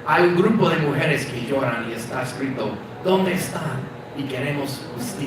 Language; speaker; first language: Spanish; non-native, fluent; English